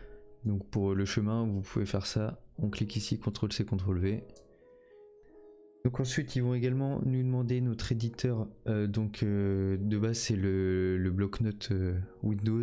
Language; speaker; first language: French; native; French